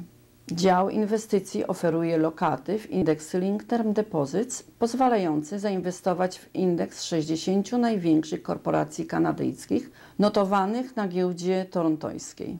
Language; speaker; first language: Polish; native; Polish